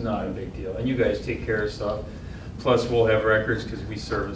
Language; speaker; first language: English; native; English